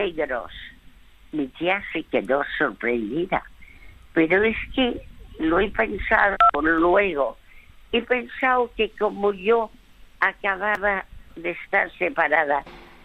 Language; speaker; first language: Spanish; early bilingual, other home language; French